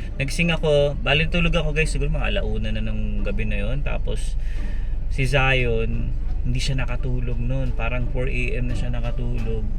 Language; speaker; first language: Filipino; native; Filipino